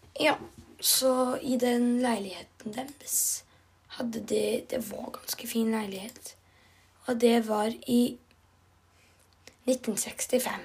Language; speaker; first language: Norwegian; non-native, learner; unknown